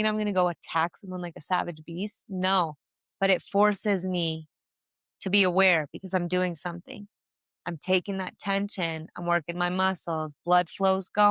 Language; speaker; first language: English; native; English